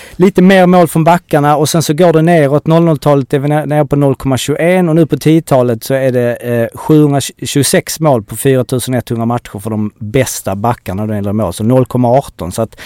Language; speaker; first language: Swedish; native; Swedish